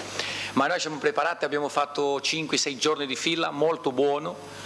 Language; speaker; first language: Italian; non-native, fluent; Portuguese